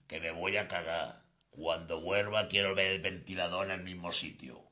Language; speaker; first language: Spanish; non-native, local second language; Catalan